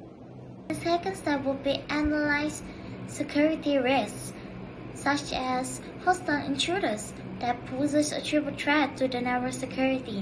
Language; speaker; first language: English; non-native, local second language; Malay